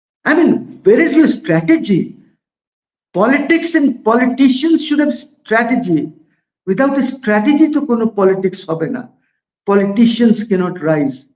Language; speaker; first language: English; non-native, local second language; Bangla